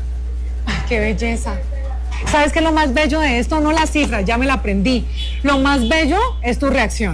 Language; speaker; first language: Spanish; native; Spanish